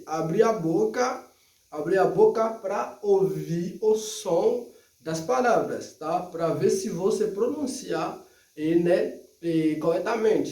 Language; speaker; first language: Portuguese; non-native, fluent; Haitian Creole